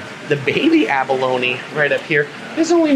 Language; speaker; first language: English; native; English